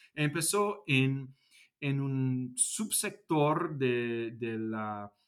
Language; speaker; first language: Spanish; non-native, fluent; English